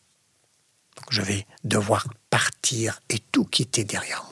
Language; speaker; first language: French; non-native, fluent; Arabic